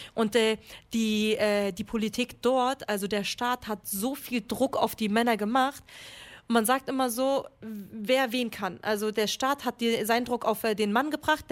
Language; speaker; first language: German; early bilingual, other home language; Kurdish